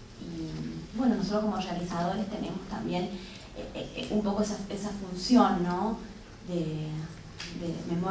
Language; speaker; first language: Spanish; native; Spanish